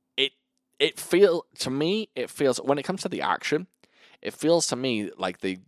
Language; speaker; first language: English; native; English